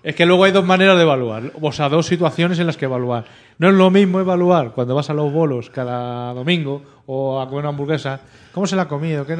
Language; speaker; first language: Spanish; native; Spanish